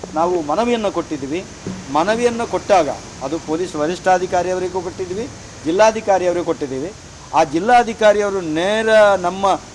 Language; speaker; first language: Kannada; non-native, local second language; Tulu